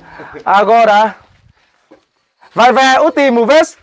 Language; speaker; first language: Portuguese; non-native, learner; Vietnamese